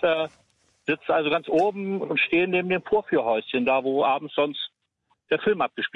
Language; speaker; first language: German; native; German